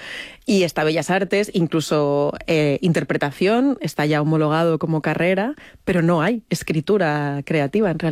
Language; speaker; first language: Spanish; native; Spanish